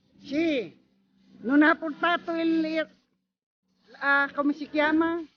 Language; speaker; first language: Italian; non-native, learner; Filipino